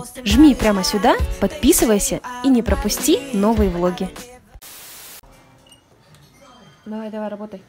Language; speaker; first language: Russian; native; Russian